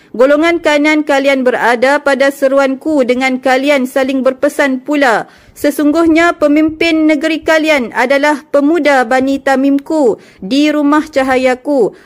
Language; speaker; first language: Malay; native; Malay